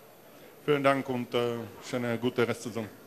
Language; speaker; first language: German; non-native, fluent; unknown